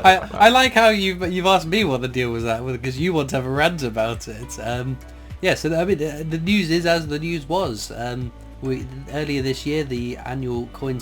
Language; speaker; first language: English; native; English